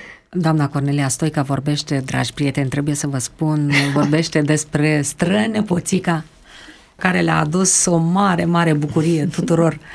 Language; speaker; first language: Romanian; native; Romanian